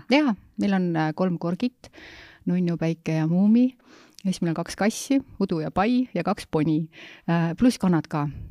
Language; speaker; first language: Estonian; native; Estonian